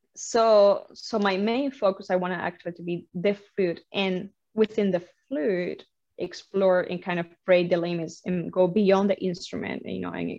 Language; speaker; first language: English; non-native, fluent; Spanish